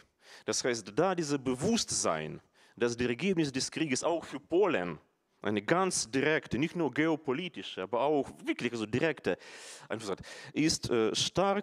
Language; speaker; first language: German; non-native, fluent; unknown